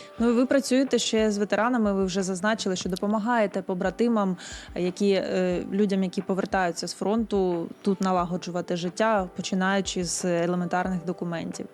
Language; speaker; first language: Ukrainian; native; Ukrainian